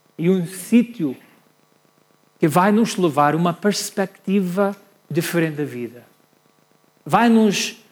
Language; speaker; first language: Portuguese; non-native, learner; English